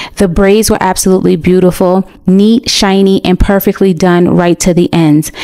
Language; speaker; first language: English; native; English